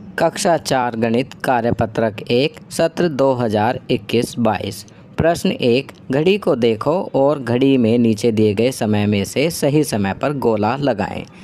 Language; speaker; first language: Hindi; native; Hindi